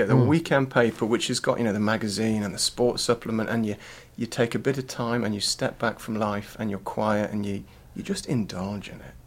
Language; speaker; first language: English; native; English